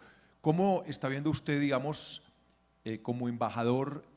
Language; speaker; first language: Spanish; native; Spanish